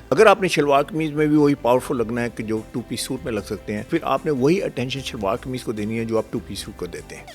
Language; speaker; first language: Urdu; native; Urdu